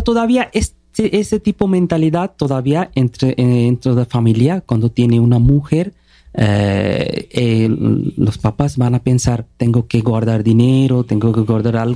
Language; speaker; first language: Spanish; non-native, learner; Bangla